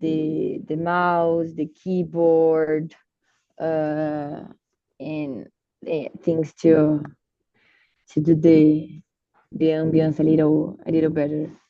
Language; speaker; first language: English; non-native, learner; Portuguese